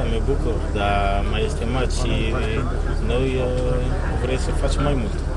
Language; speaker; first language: Romanian; non-native, learner; French